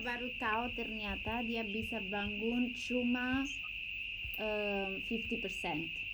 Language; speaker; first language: Indonesian; non-native, learner; English